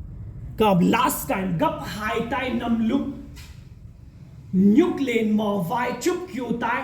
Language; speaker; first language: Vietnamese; non-native, learner; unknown